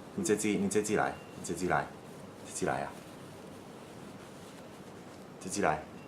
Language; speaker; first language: Chinese; non-native, learner; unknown